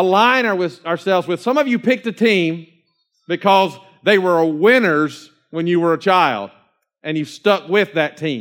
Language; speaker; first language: English; native; English